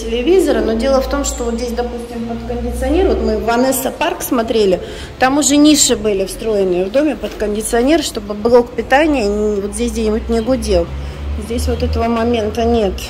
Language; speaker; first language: Russian; native; Russian